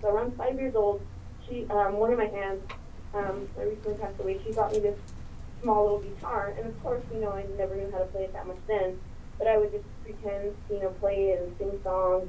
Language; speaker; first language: English; early bilingual, other home language; Spanish